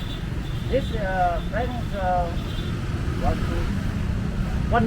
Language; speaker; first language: English; non-native, learner; Indonesian